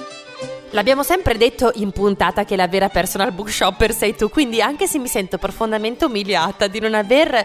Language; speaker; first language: Italian; native; Italian